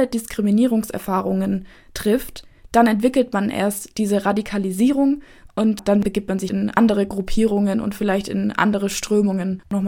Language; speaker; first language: German; native; German